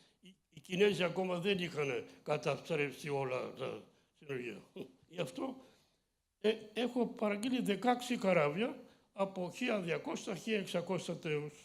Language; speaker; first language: Greek; early bilingual, heritage; Greek